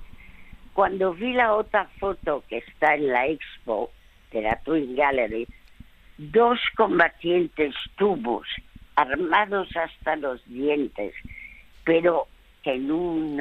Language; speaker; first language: Spanish; early bilingual, other home language; French